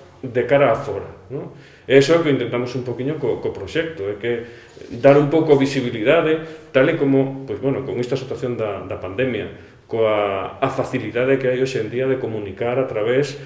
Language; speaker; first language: Galician; native; Galician